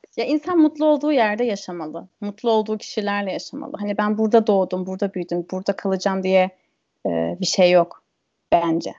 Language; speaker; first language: Turkish; early bilingual, heritage; Turkish